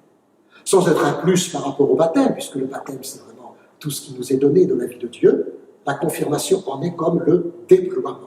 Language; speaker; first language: French; native; French